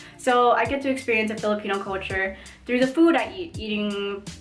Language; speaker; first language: English; native; English